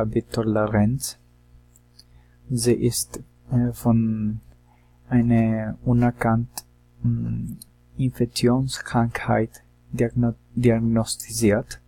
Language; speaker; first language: German; non-native, learner; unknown